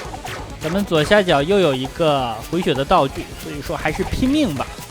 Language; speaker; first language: Chinese; native; Chinese